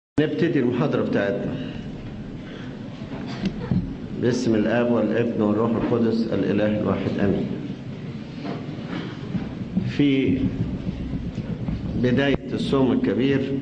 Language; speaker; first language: Arabic; native; Arabic